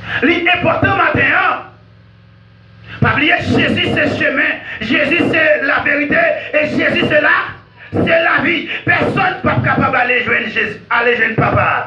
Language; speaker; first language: French; non-native, local second language; Haitian Creole